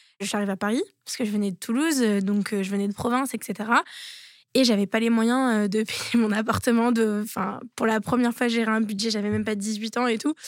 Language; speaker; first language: French; native; French